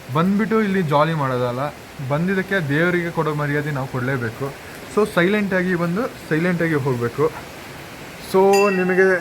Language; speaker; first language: Kannada; non-native, local second language; Kodava